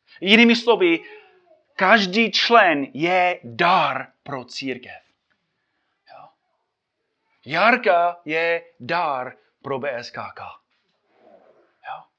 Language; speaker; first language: Czech; non-native, fluent; English